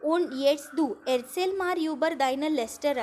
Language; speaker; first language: German; non-native, fluent; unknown